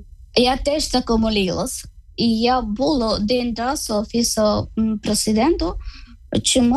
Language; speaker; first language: Ukrainian; non-native, learner; Malayalam